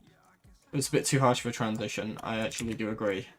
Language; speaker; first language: English; native; English